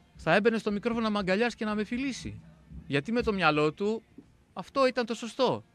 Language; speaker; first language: Greek; native; Greek